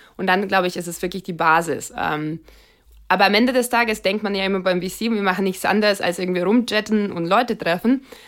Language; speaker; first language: German; non-native, fluent; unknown